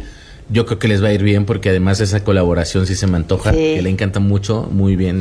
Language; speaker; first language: Spanish; native; Spanish